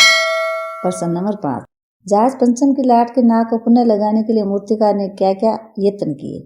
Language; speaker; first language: Hindi; native; Hindi